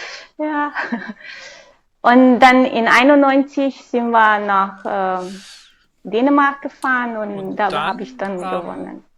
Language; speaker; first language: German; non-native, fluent; Hungarian